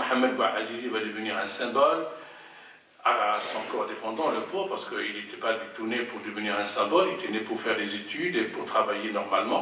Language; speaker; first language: French; non-native, local second language; Arabic